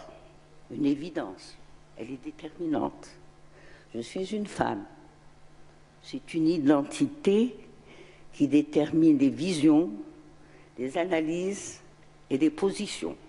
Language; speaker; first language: French; non-native, local second language; Arabic